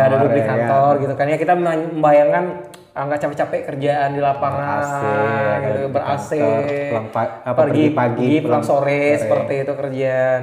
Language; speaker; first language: Indonesian; native; Indonesian